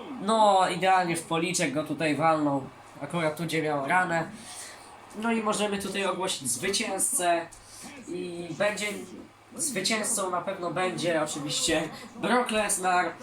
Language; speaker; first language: Polish; native; Polish